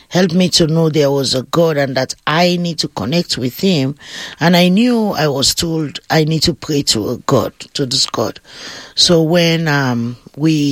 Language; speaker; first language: English; non-native, local second language; Krio